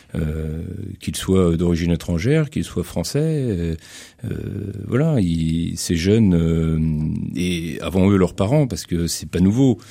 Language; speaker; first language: French; native; French